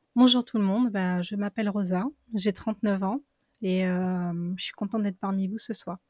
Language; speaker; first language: French; early bilingual, other home language; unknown